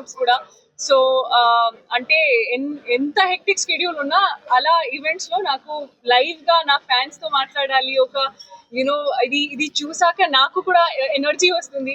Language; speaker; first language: Telugu; non-native, fluent; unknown